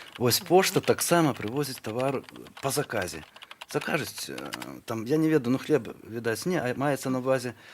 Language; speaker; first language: Belarusian; native; Belarusian